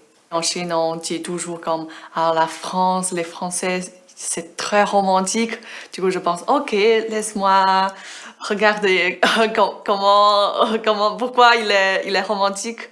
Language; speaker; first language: French; non-native, fluent; Chinese